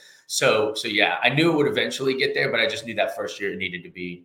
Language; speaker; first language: English; native; English